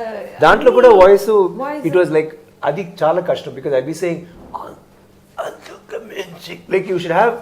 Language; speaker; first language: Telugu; non-native, learner; Tamil